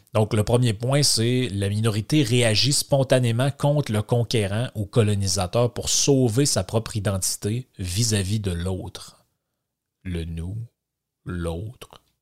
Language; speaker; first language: French; native; French